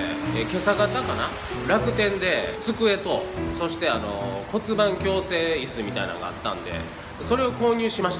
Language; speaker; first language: Japanese; native; Japanese